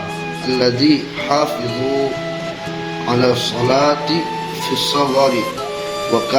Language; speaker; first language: Arabic; non-native, learner; Indonesian